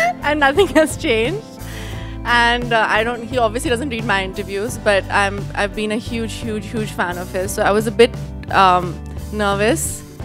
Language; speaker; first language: English; non-native, local second language; Hindi